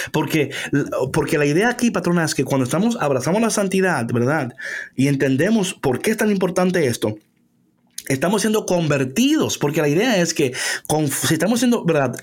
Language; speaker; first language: Spanish; early bilingual, heritage; Spanish